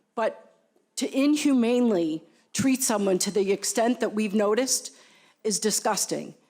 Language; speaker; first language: English; native; English